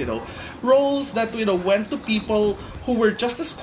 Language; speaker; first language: English; non-native, local second language; Bikol